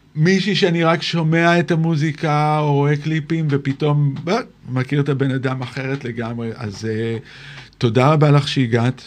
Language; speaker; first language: Hebrew; native; Hebrew